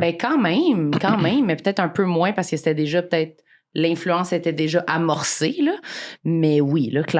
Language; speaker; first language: French; native; French